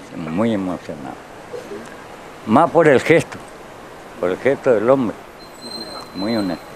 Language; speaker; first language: Spanish; native; Spanish